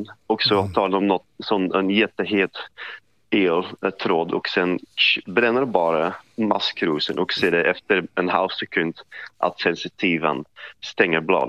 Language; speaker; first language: Swedish; non-native, fluent; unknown